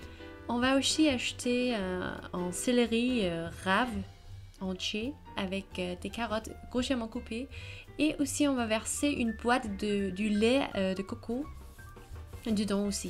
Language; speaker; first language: French; non-native, fluent; Danish